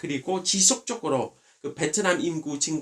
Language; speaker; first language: Korean; non-native, fluent; Vietnamese